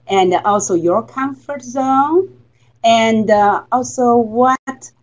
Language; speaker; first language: English; non-native, fluent; Chinese